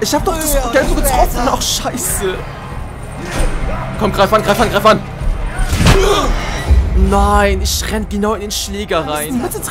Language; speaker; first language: German; native; German